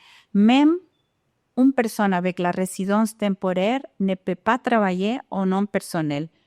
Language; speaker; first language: French; non-native, fluent; Spanish